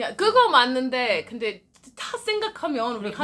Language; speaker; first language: Korean; non-native, learner; English